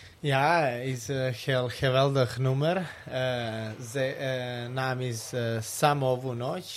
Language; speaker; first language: Dutch; non-native, learner; Serbian